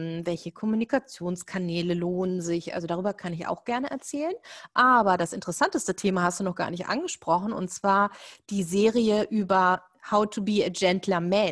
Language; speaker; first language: German; native; German